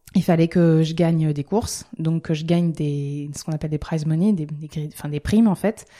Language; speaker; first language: French; native; French